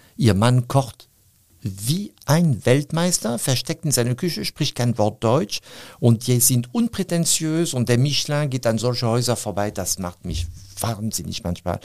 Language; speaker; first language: German; non-native, fluent; French